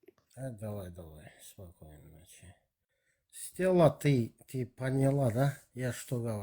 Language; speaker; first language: Russian; non-native, local second language; Kazakh